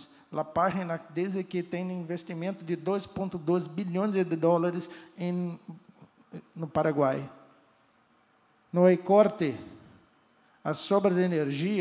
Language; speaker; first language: Spanish; non-native, learner; Portuguese